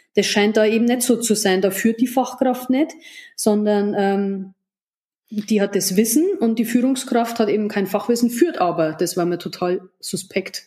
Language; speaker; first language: German; native; German